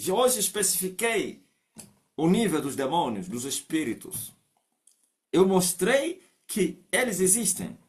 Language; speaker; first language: Portuguese; non-native, local second language; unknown